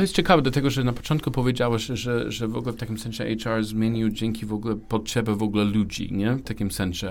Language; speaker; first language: Polish; non-native, learner; English